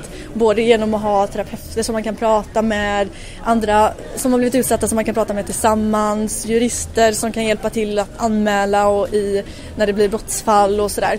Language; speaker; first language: Swedish; native; Swedish